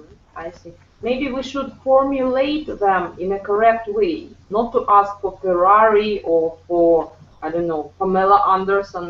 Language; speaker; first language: English; non-native, fluent; Russian